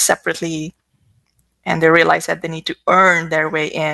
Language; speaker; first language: English; non-native, local second language; Urdu